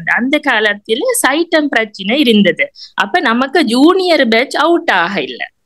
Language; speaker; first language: Tamil; non-native, local second language; Sinhala